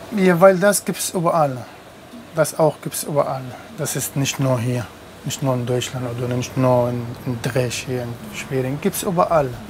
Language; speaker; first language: German; non-native, learner; Arabic